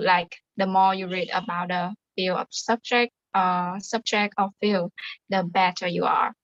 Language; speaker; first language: English; non-native, fluent; Vietnamese